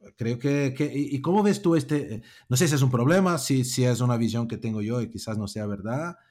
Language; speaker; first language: Spanish; non-native, fluent; Portuguese